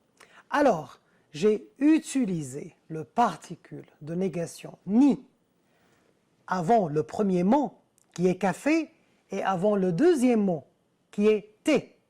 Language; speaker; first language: French; non-native, fluent; Arabic